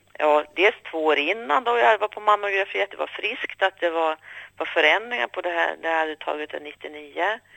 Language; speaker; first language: Swedish; native; Swedish